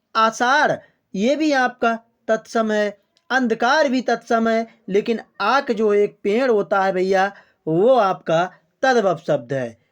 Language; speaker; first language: Hindi; native; Hindi